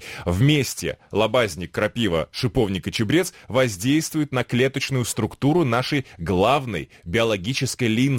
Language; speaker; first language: Russian; native; Russian